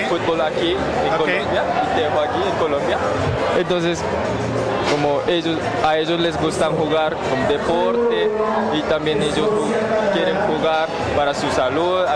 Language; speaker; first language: Spanish; non-native, learner; Japanese